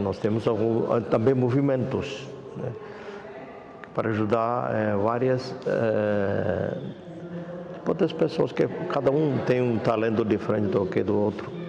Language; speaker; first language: Portuguese; non-native, fluent; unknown